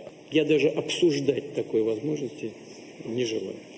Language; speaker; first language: Russian; native; Russian